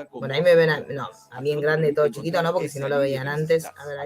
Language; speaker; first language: Spanish; native; Spanish